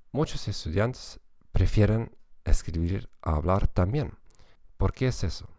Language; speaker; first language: Spanish; non-native, fluent; German